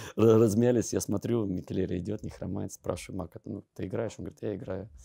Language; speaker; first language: Russian; native; Russian